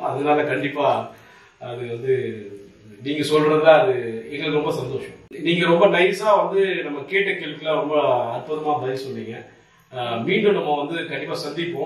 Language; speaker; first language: Tamil; native; Tamil